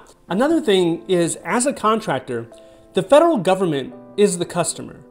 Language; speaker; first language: English; native; English